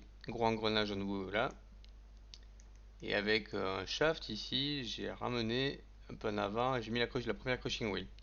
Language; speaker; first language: French; native; French